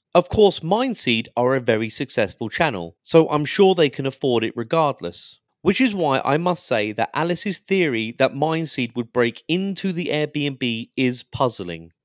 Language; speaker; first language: English; native; English